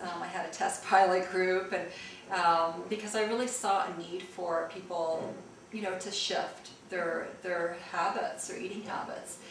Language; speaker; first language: English; early bilingual, other home language; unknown